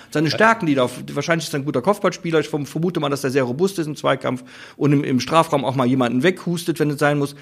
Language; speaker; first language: German; native; German